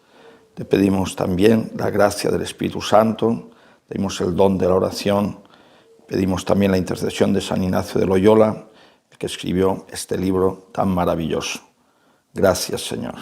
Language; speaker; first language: Spanish; native; Spanish